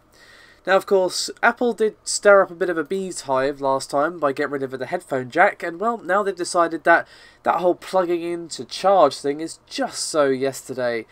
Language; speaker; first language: English; native; English